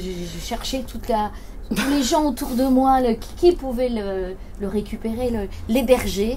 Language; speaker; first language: French; native; French